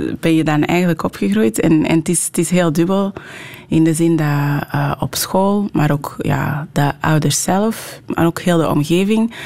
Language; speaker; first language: Dutch; early bilingual, other home language; French